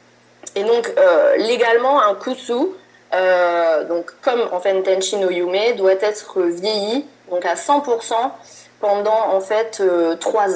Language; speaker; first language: French; native; French